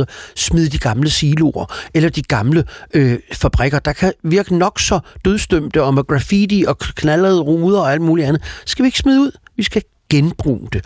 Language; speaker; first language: Danish; native; Danish